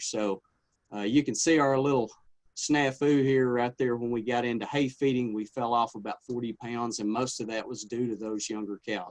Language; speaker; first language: English; native; English